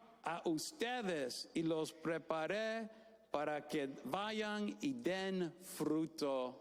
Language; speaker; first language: Spanish; non-native, fluent; English